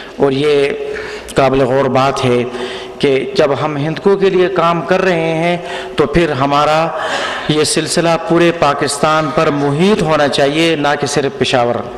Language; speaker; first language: Urdu; non-native, local second language; Northern Hindko